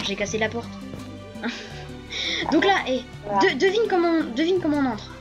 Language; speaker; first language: French; native; French